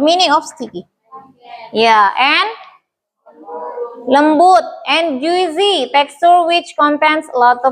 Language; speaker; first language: English; non-native, learner; Indonesian